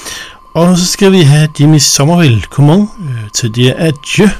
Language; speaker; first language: Danish; native; Danish